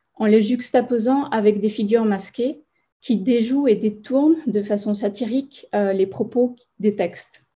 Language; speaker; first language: French; non-native, fluent; Spanish